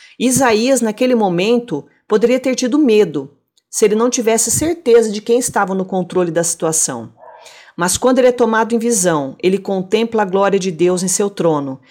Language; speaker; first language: Portuguese; native; Portuguese